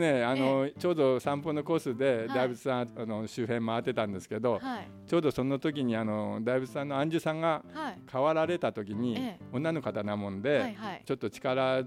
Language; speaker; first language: Japanese; native; Japanese